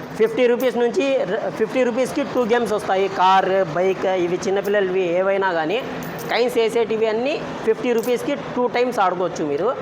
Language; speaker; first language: Telugu; non-native, local second language; Urdu